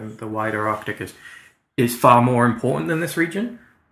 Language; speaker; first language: English; native; English